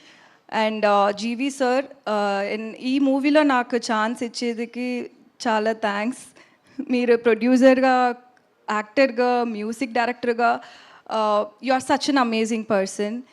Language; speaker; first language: Telugu; non-native, learner; Tamil